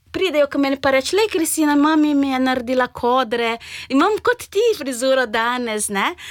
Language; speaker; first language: Slovenian; non-native, fluent; Portuguese